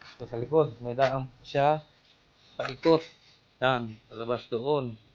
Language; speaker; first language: Filipino; native; Filipino